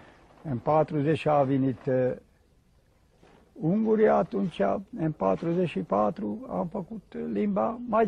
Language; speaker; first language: Romanian; non-native, local second language; Hungarian